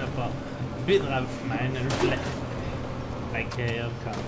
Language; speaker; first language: German; native; German